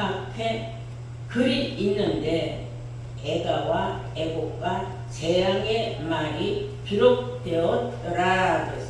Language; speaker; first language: Korean; native; Korean